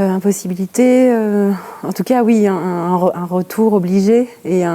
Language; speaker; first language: French; native; French